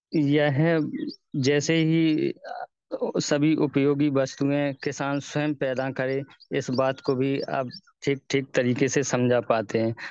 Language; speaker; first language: Hindi; native; Hindi